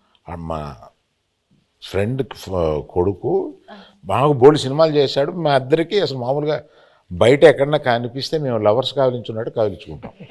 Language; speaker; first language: Telugu; native; Telugu